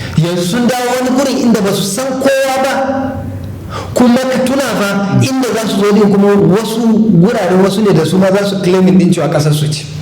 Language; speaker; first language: Hausa; non-native, local second language; Fula